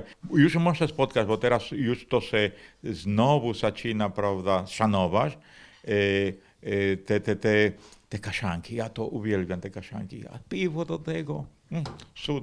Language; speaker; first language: Polish; non-native, fluent; Spanish